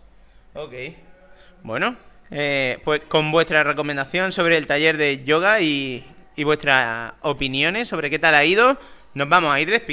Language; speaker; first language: Spanish; native; Spanish